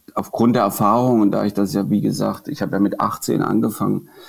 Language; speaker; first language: German; native; German